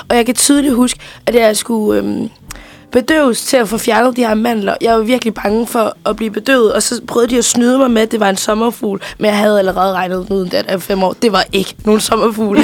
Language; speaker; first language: Danish; early bilingual, other home language; Spanish